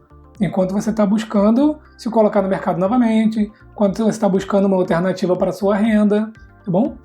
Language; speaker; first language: Portuguese; native; Portuguese